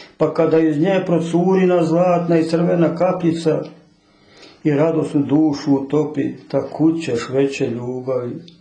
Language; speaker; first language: Croatian; native; Croatian